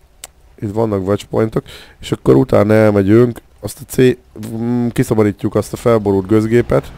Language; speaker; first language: Hungarian; native; Hungarian